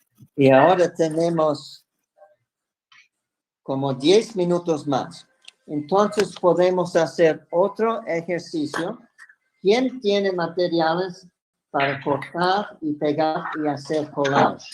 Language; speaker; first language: Spanish; non-native, fluent; English